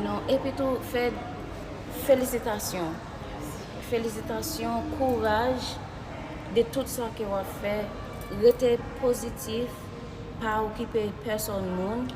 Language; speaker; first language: French; non-native, learner; Haitian Creole